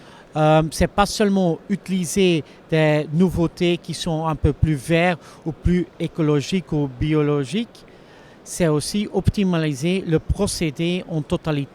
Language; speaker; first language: French; non-native, local second language; Dutch